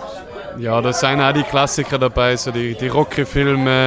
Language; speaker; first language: German; native; German